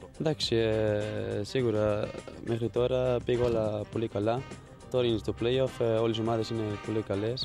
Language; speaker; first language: Greek; non-native, fluent; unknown